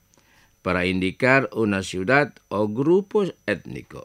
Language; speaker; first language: Spanish; non-native, fluent; Indonesian